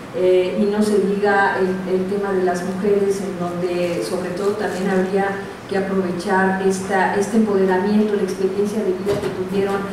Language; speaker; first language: Spanish; native; Spanish